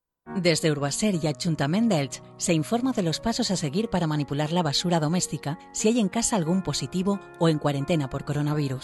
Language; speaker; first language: Spanish; native; Spanish